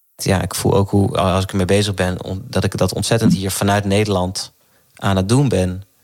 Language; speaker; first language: Dutch; native; Dutch